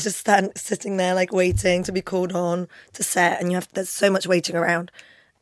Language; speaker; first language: English; non-native, local second language; Albanian